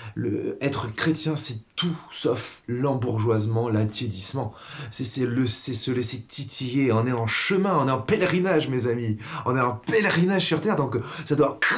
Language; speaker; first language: French; native; French